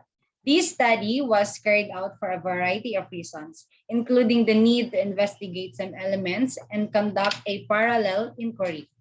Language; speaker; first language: English; non-native, local second language; Filipino